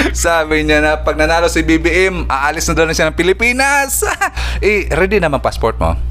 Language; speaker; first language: Filipino; non-native, local second language; Cebuano